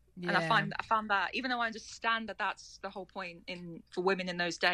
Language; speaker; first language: English; native; English